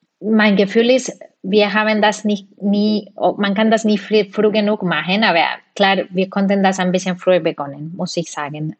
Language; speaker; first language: German; non-native, fluent; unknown